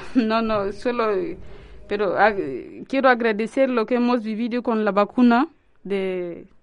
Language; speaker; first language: Spanish; non-native, learner; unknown